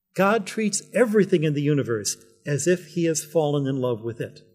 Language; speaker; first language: English; native; English